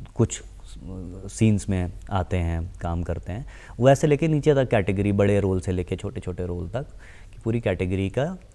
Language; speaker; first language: Hindi; native; Hindi